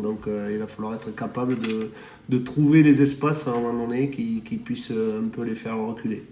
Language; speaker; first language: French; native; French